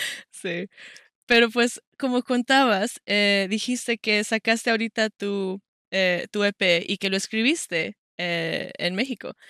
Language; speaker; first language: Spanish; native; Spanish